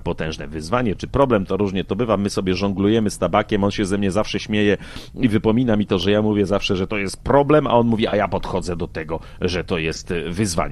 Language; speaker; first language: Polish; native; Polish